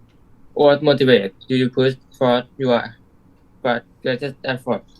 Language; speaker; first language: English; non-native, learner; Thai